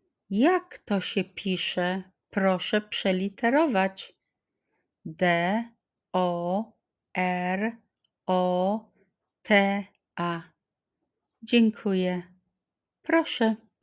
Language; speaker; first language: Polish; native; Polish